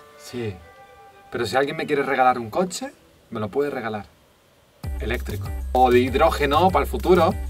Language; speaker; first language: Spanish; native; Spanish